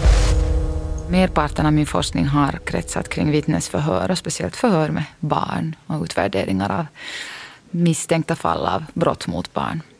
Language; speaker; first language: Swedish; native; Swedish